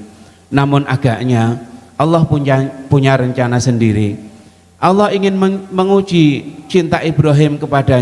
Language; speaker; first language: Indonesian; native; Indonesian